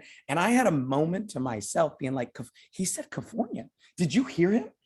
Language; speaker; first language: English; native; English